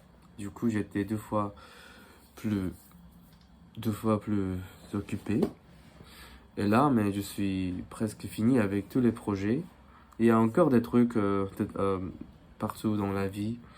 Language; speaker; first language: French; non-native, fluent; Korean